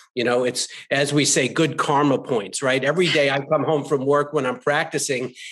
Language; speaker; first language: English; native; English